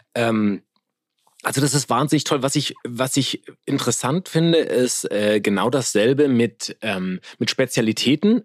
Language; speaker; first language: German; native; German